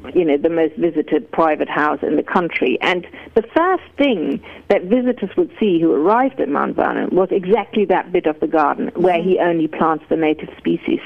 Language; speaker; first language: English; non-native, fluent; German